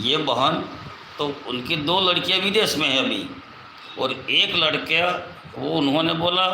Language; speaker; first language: Hindi; non-native, local second language; Bhili